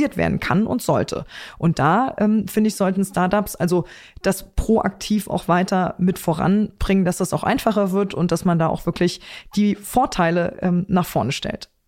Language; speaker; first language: German; native; German